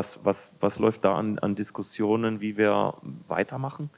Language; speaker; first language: German; native; German